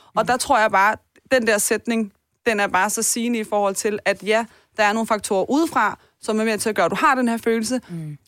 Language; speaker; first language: Danish; early bilingual, other home language; Persian